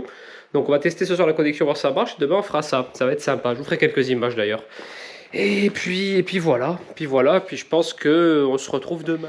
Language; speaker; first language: French; native; French